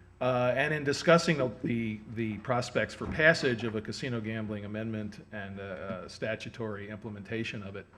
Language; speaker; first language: English; native; English